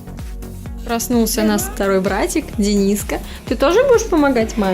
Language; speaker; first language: Russian; native; Russian